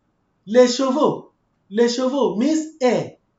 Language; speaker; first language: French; non-native, fluent; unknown